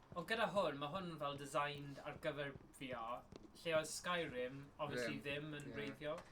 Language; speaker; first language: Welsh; non-native, local second language; English